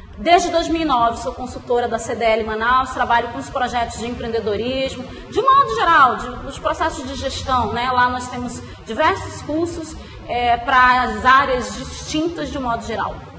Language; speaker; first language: Portuguese; native; Portuguese